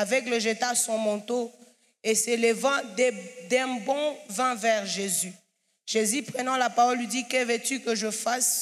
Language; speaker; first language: French; non-native, local second language; Swahili